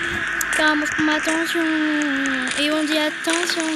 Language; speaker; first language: French; native; French